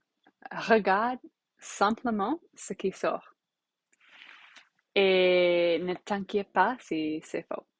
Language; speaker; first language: French; non-native, learner; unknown